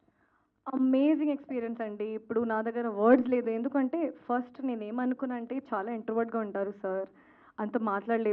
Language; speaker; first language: Telugu; non-native, learner; Hindi